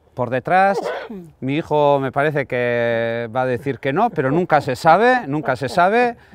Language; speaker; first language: Spanish; non-native, local second language; Basque